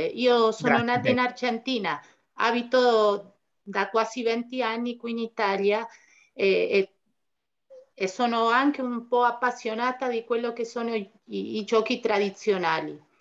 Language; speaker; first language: Italian; non-native, fluent; Spanish